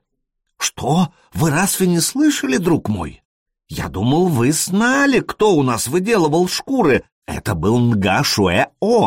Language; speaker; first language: Russian; native; Russian